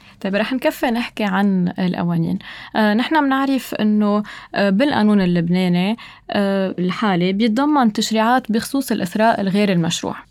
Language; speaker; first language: Arabic; native; Arabic